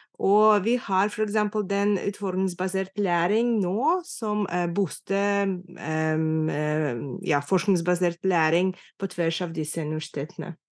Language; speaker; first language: Norwegian; non-native, fluent; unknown